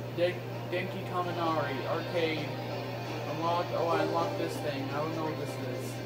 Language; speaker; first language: English; native; English